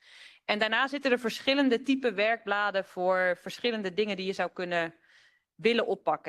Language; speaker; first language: Dutch; native; Dutch